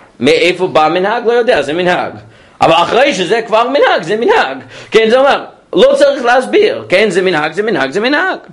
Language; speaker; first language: Hebrew; non-native, fluent; English